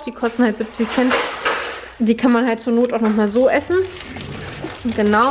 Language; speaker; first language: German; native; German